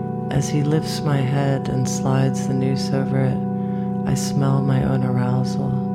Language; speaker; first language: English; native; English